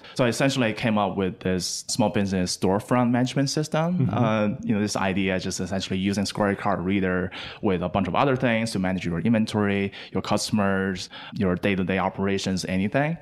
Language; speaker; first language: English; non-native, fluent; Chinese